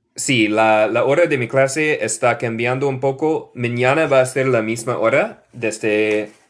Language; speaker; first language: Spanish; non-native, learner; English